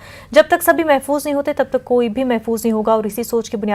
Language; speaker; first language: Hindi; native; Hindi